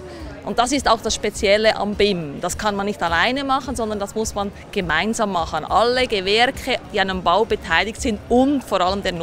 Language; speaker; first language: German; native; German